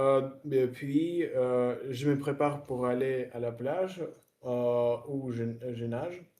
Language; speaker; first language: French; non-native, fluent; Russian